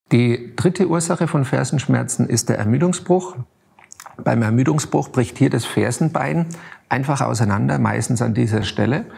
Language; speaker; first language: German; native; German